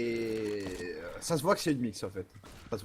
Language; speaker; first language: French; native; French